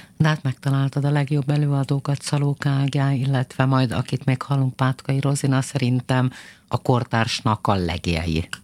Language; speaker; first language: Hungarian; native; Hungarian